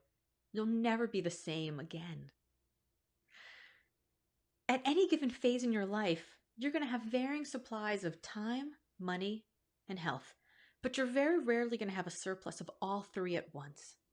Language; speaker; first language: English; native; English